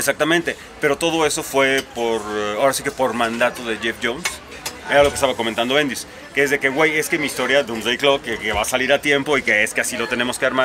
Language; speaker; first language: Spanish; native; Spanish